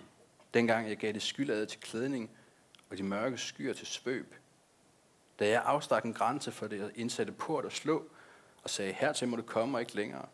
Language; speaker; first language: Danish; native; Danish